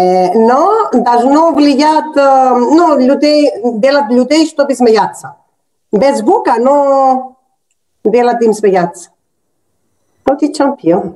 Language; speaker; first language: Russian; non-native, learner; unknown